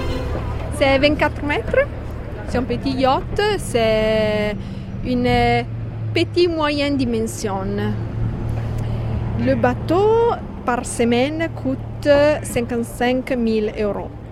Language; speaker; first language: French; non-native, fluent; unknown